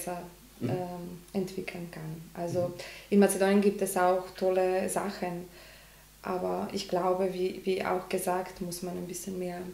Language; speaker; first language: German; non-native, learner; Macedonian